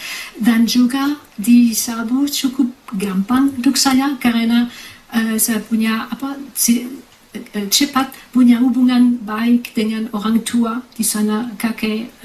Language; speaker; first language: Indonesian; non-native, fluent; French